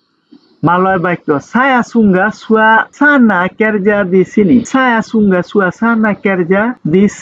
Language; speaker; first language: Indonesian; non-native, fluent; Bangla